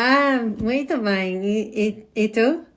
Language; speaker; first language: Portuguese; non-native, learner; English